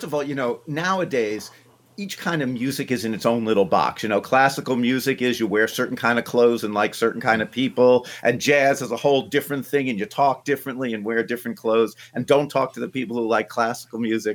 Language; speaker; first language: English; native; English